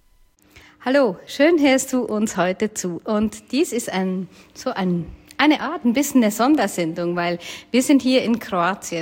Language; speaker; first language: German; native; German